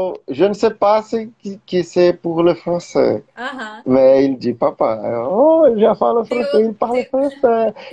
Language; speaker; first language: French; non-native, learner; Portuguese